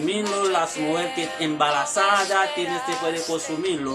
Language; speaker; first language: Spanish; non-native, learner; Haitian Creole